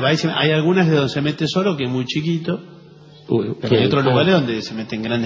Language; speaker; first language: Spanish; native; Spanish